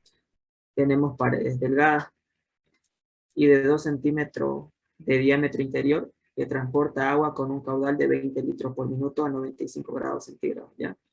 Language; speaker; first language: Spanish; native; Spanish